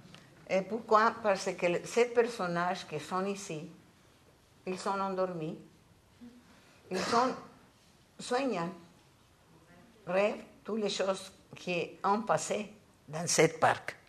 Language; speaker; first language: French; non-native, learner; Spanish